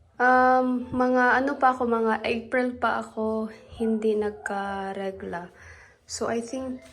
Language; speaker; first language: Filipino; native; Filipino